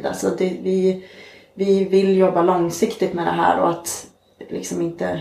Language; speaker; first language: Swedish; native; Swedish